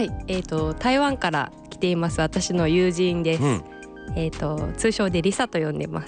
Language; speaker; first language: Japanese; native; Japanese